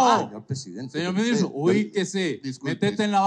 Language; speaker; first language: Spanish; native; Spanish